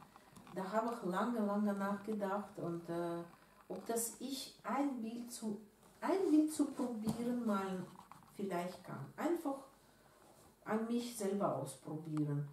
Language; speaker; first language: German; non-native, learner; Russian